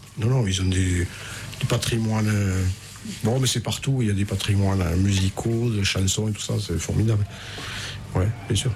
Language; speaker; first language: French; native; French